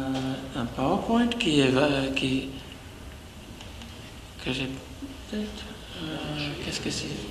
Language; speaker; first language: French; non-native, fluent; English